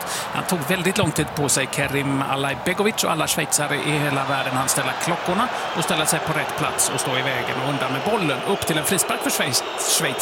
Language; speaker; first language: Swedish; native; Swedish